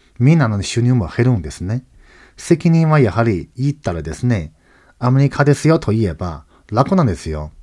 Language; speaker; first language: Japanese; non-native, fluent; Chinese